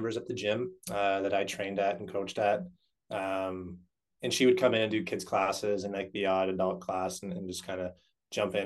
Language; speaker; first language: English; native; English